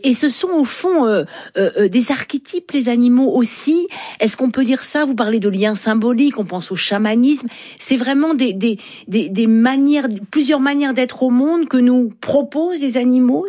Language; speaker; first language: French; native; French